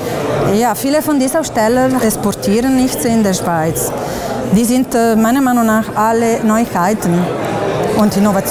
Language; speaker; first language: German; non-native, fluent; Italian